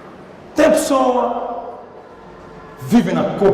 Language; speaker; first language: Portuguese; non-native, learner; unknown